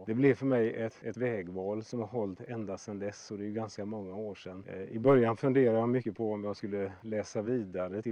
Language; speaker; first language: Swedish; native; Swedish